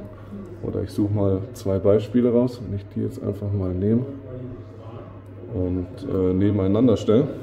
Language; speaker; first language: German; native; German